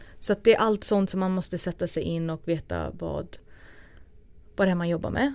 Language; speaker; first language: Swedish; early bilingual, other home language; Turoyo